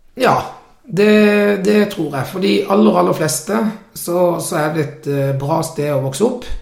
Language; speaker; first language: Norwegian; native; Norwegian